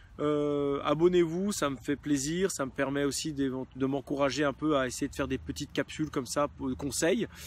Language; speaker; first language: French; native; French